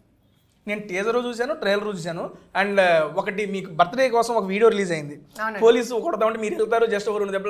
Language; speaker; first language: Telugu; native; Telugu